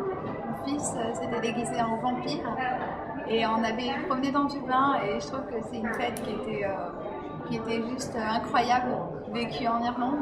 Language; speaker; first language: French; native; French